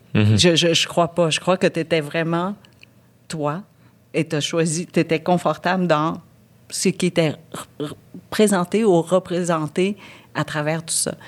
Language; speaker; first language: French; early bilingual, other home language; Vietnamese